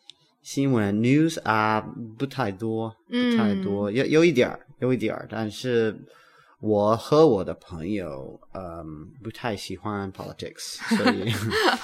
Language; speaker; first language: Chinese; non-native, learner; English